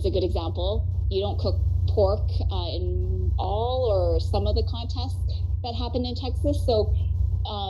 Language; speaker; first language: English; native; English